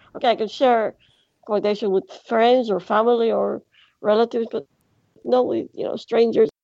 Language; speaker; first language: English; non-native, fluent; Greek